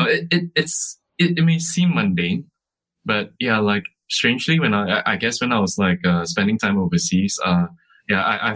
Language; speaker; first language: English; native; English